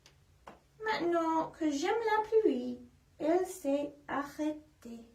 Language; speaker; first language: French; non-native, fluent; English